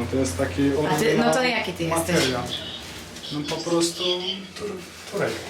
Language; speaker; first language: Polish; non-native, learner; Turkish